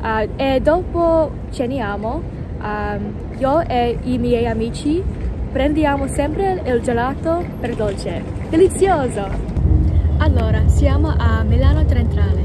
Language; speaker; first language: Italian; non-native, learner; English